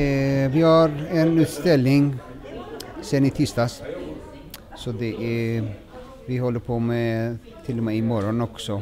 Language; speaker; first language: Swedish; non-native, fluent; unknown